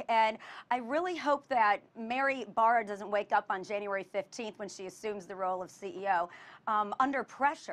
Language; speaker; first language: English; native; English